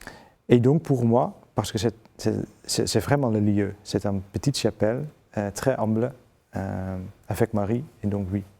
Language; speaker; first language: French; non-native, fluent; Dutch